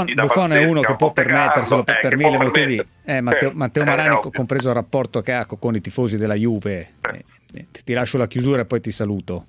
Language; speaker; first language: Italian; native; Italian